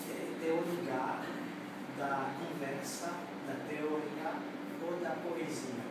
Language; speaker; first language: Portuguese; non-native, fluent; French